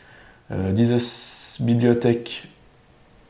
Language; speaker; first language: German; non-native, learner; French